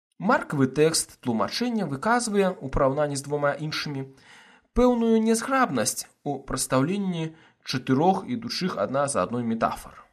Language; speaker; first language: Belarusian; non-native, local second language; Russian